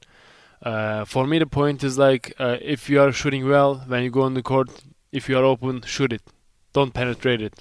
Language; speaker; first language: English; non-native, fluent; Turkish